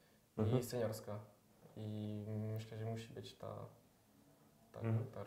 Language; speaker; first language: Polish; early bilingual, heritage; French